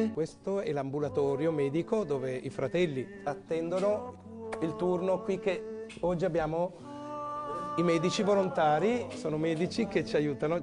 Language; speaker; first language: Italian; native; Italian